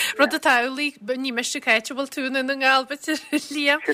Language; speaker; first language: Irish; native; Irish